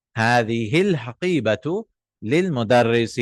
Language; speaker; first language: Arabic; non-native, fluent; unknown